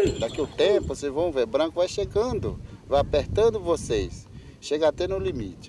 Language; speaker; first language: Portuguese; non-native, local second language; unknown